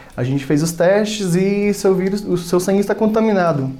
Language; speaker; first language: Portuguese; native; Portuguese